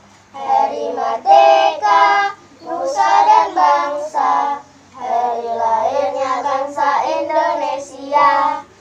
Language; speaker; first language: Indonesian; native; Indonesian